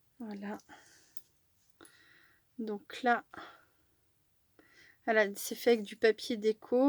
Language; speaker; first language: French; native; French